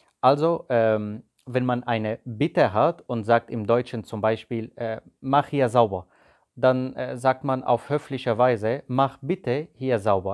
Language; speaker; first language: German; non-native, fluent; Arabic